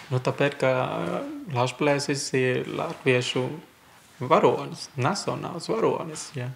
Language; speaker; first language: Latvian; non-native, fluent; Vietnamese